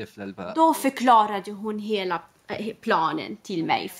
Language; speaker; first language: Swedish; non-native, fluent; Arabic